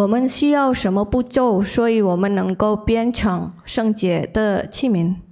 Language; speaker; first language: Chinese; non-native, learner; Indonesian